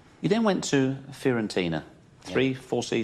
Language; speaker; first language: English; native; English